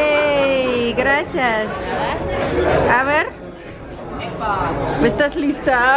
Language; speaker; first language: Spanish; non-native, learner; Russian